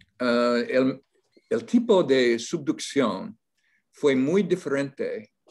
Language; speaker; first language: Spanish; non-native, learner; English